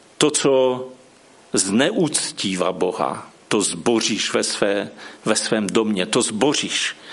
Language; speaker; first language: Czech; non-native, local second language; Polish